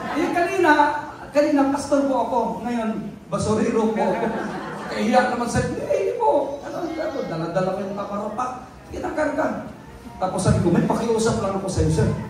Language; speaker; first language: Filipino; non-native, local second language; Cebuano